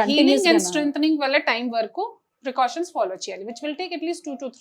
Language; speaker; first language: Telugu; non-native, fluent; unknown